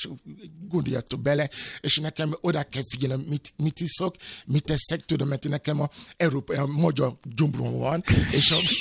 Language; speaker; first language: Hungarian; non-native, fluent; Yoruba